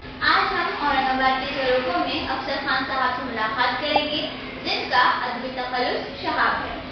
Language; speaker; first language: Urdu; native; Urdu